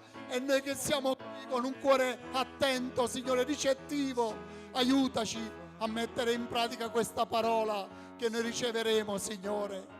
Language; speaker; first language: Italian; native; Italian